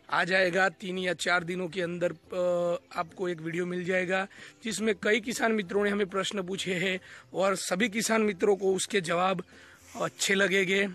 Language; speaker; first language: Hindi; non-native, local second language; Gujarati